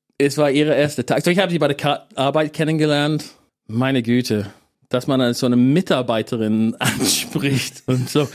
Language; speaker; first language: German; non-native, fluent; English